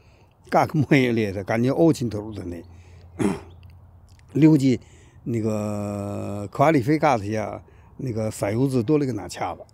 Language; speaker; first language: Russian; non-native, learner; Chinese